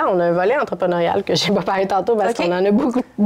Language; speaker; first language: French; native; French